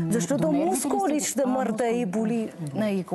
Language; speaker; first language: Bulgarian; non-native, learner; Chinese